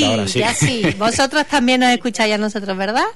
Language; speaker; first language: Spanish; native; Spanish